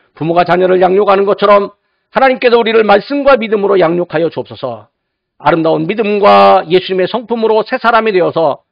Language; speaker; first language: Korean; native; Korean